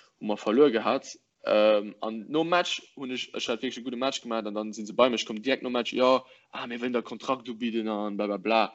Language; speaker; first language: Luxembourgish; early bilingual, other home language; English